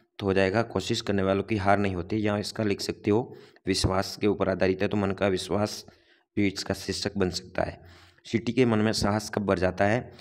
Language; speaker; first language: Hindi; native; Hindi